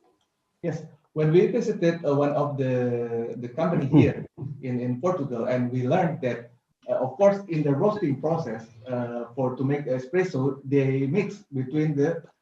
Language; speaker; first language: English; non-native, fluent; Indonesian